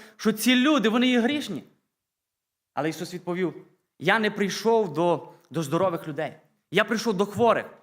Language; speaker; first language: Ukrainian; native; Ukrainian